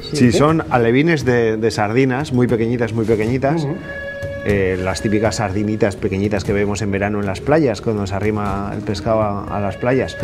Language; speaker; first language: Spanish; native; Spanish